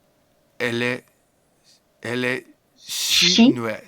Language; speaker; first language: French; non-native, learner; English